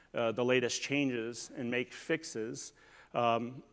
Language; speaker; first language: English; native; English